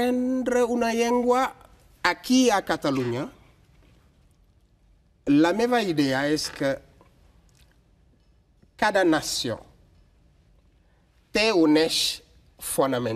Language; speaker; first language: Catalan; non-native, fluent; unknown